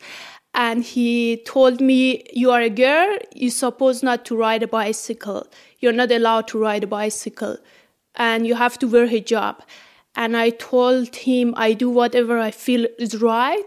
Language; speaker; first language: English; non-native, fluent; Persian